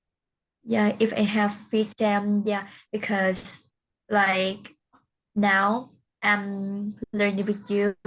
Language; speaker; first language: English; non-native, learner; Vietnamese